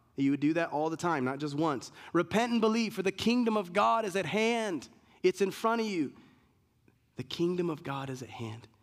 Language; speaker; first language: English; native; English